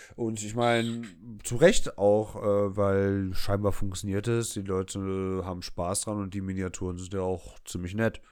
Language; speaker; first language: German; non-native, fluent; English